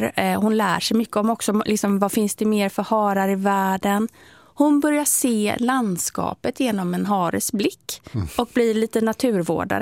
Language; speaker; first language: Swedish; native; Swedish